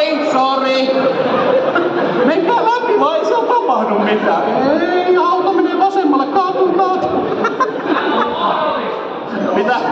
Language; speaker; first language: Finnish; native; Finnish